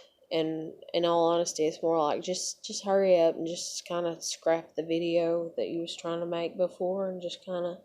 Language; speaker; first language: English; native; English